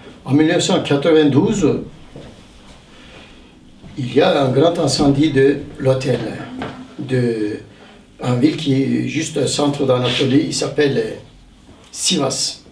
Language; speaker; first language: French; non-native, fluent; Turkish